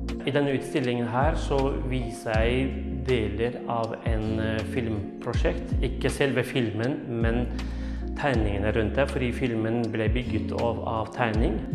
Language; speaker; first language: Norwegian; non-native, fluent; Kurdish